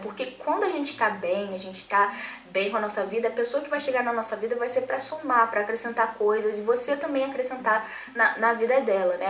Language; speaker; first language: Portuguese; native; Portuguese